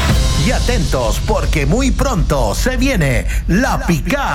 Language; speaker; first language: Spanish; native; Spanish